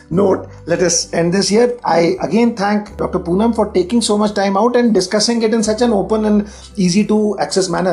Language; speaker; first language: English; non-native, local second language; Hindi